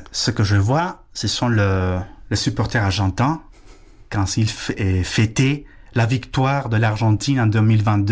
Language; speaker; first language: French; non-native, fluent; Spanish